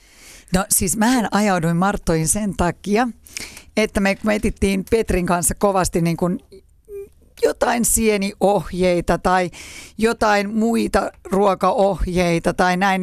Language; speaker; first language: Finnish; native; Finnish